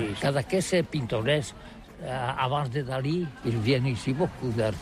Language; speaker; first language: French; non-native, learner; Catalan